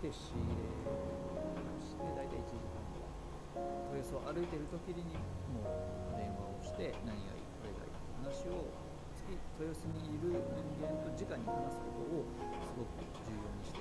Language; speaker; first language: Japanese; native; Japanese